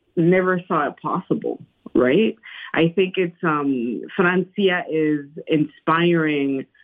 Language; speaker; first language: English; non-native, fluent; Spanish